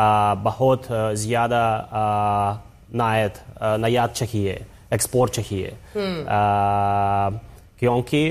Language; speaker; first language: Hindi; non-native, learner; Russian